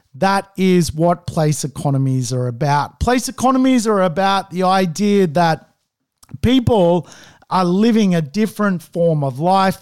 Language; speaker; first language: English; native; English